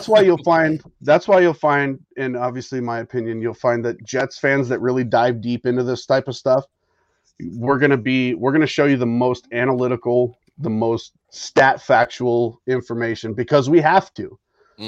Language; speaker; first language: English; native; English